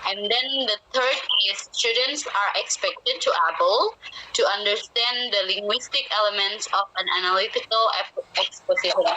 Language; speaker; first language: English; non-native, learner; Indonesian